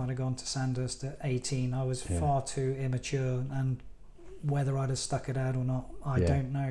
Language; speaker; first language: English; native; English